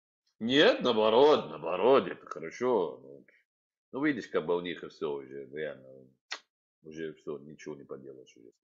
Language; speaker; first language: Russian; non-native, fluent; Arabic